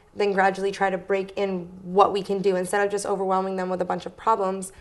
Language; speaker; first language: English; native; English